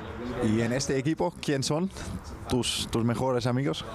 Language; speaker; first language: Spanish; non-native, fluent; Dutch